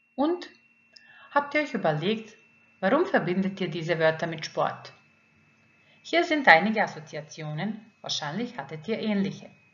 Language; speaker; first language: German; non-native, fluent; Croatian